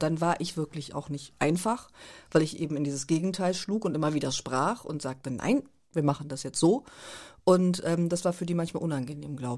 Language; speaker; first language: German; early bilingual, other home language; Turkish